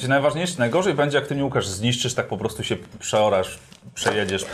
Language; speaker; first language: Polish; native; Polish